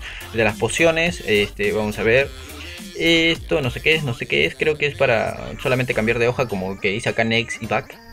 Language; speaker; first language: Spanish; native; Spanish